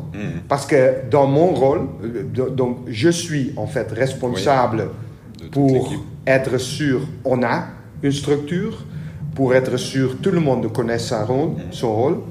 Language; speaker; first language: French; non-native, learner; Dutch